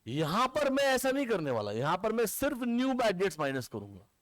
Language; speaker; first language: Hindi; non-native, local second language; Marathi